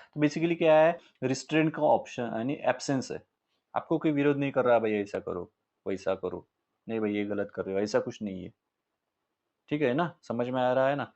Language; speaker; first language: Hindi; non-native, local second language; Marathi